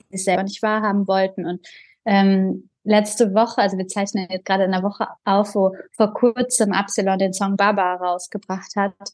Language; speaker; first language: German; early bilingual, other home language; Bulgarian